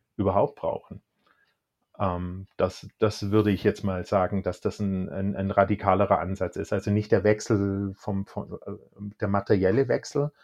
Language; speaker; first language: German; native; German